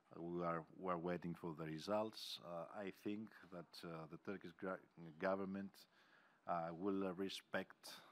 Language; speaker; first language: English; non-native, fluent; Greek